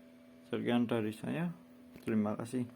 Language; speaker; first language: Indonesian; native; Indonesian